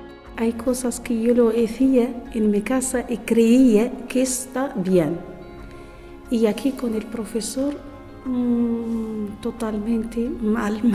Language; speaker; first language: Spanish; non-native, fluent; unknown